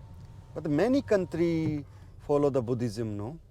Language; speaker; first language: English; non-native, learner; Hindi